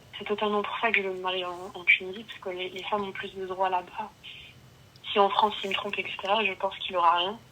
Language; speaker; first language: French; early bilingual, other home language; Arabic